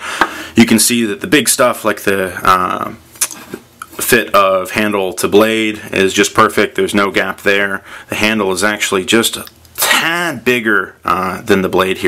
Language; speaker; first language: English; native; English